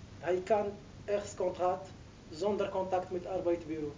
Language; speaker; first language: Dutch; non-native, learner; Arabic